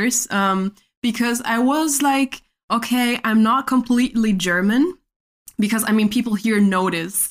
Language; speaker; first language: English; non-native, fluent; Spanish